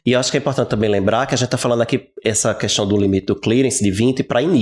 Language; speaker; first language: Portuguese; native; Portuguese